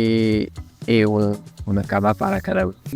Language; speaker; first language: Spanish; non-native, learner; French